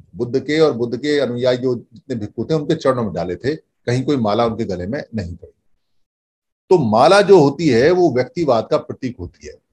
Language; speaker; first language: Hindi; native; Hindi